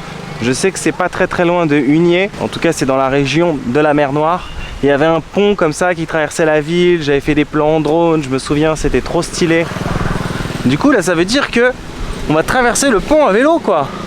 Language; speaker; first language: French; native; French